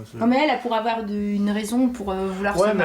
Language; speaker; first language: French; native; French